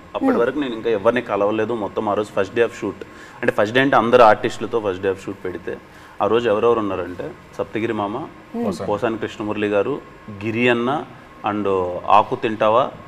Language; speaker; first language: Telugu; native; Telugu